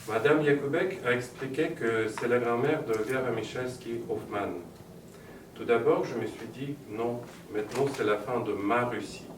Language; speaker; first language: French; non-native, fluent; Russian